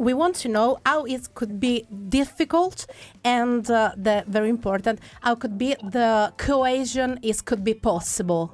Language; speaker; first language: English; non-native, learner; Italian